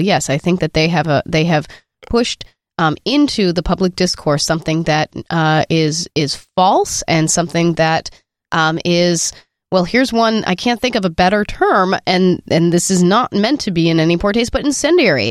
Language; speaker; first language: English; native; English